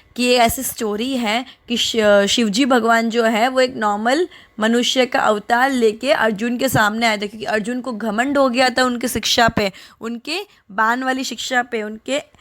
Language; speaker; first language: Hindi; non-native, local second language; Gujarati